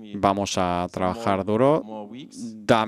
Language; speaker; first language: Spanish; non-native, learner; German